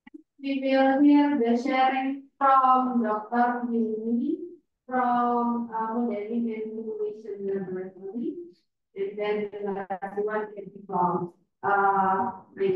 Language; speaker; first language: English; non-native, fluent; Indonesian